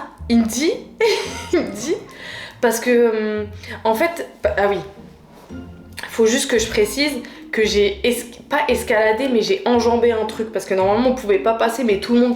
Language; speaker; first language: French; native; French